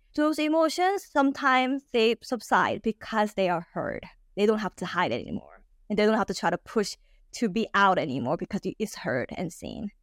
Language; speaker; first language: English; native; English